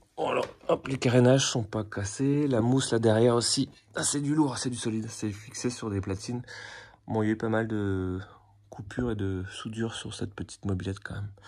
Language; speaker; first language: French; native; French